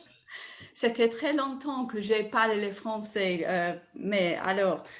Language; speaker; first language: French; non-native, learner; English